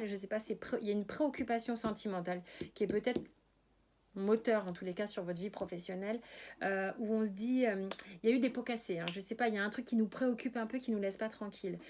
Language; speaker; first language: French; native; French